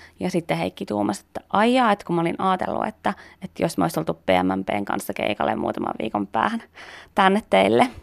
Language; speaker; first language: Finnish; native; Finnish